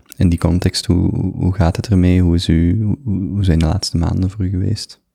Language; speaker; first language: Dutch; native; Dutch